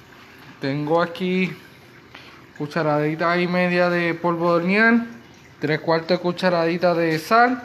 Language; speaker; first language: Spanish; native; Spanish